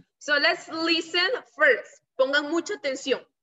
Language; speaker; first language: Spanish; native; Spanish